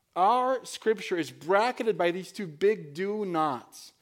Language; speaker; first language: English; non-native, fluent; Spanish